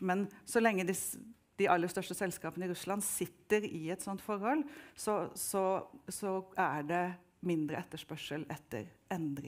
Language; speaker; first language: Norwegian; native; Norwegian